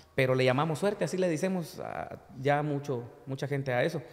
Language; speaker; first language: Spanish; native; Spanish